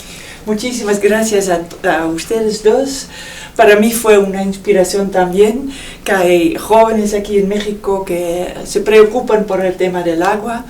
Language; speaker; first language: Spanish; non-native, fluent; Dutch